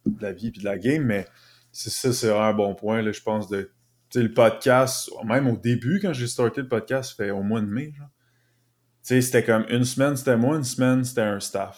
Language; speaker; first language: French; native; French